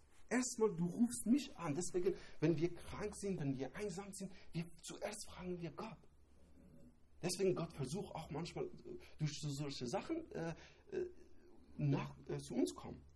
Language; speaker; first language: German; non-native, learner; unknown